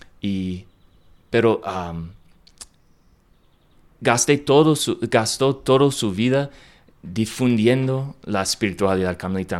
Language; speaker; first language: Spanish; non-native, learner; English